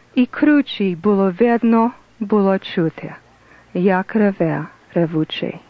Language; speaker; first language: Ukrainian; non-native, learner; English